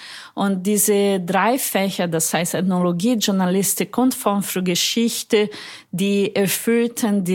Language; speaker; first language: German; non-native, fluent; Portuguese